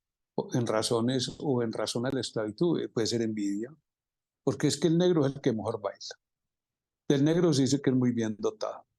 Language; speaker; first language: Spanish; native; Spanish